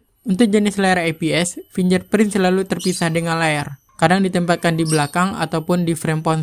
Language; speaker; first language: Indonesian; native; Indonesian